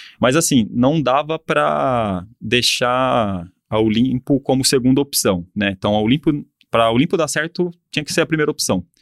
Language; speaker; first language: Portuguese; native; Portuguese